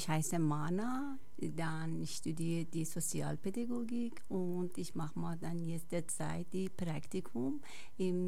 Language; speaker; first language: German; non-native, learner; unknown